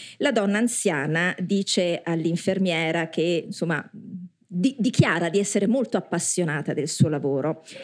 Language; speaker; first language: Italian; native; Italian